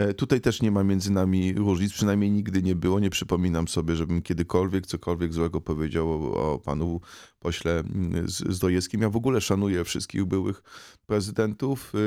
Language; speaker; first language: Polish; native; Polish